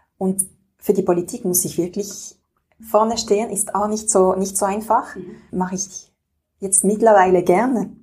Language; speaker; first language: German; native; German